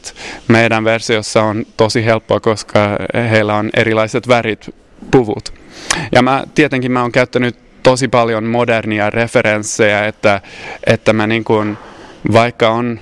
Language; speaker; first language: Finnish; non-native, local second language; Swedish